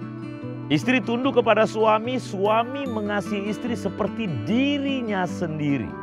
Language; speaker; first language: Indonesian; native; Indonesian